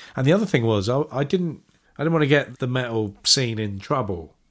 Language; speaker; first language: English; native; English